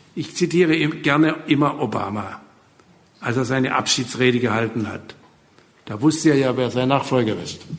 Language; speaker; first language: German; native; German